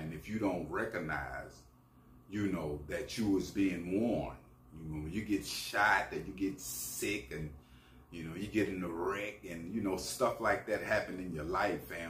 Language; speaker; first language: English; native; English